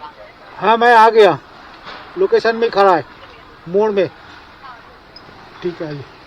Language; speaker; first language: Hindi; non-native, local second language; Bangla